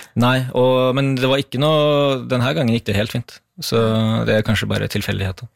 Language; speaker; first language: Norwegian; early bilingual, other home language; Kurdish